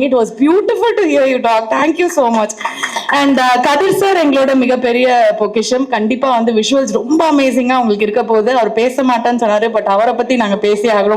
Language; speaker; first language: Tamil; native; Tamil